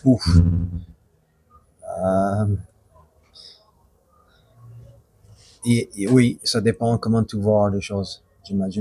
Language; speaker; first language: French; non-native, fluent; English